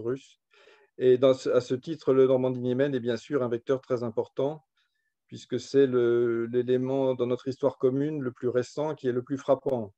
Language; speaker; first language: French; native; French